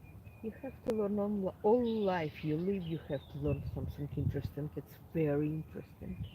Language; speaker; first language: English; non-native, learner; Russian